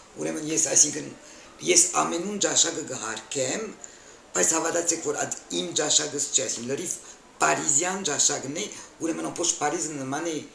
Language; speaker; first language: Armenian; early bilingual, heritage; Armenian